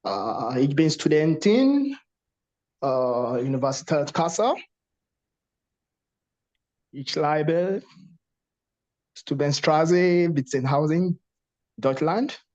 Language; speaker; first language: German; non-native, learner; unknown